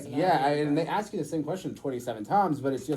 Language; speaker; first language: English; native; English